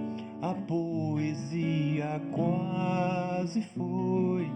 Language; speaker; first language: Portuguese; native; Portuguese